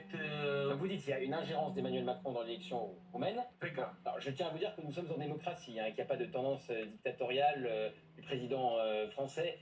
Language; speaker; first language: French; native; French